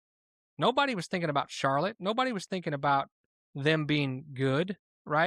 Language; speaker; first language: English; native; English